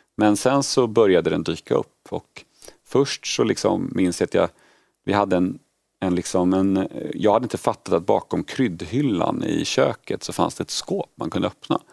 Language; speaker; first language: Swedish; early bilingual, other home language; Polish